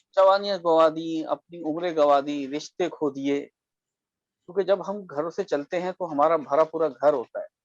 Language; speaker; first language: Urdu; native; Urdu